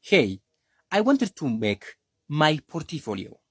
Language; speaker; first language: English; non-native, local second language; Amharic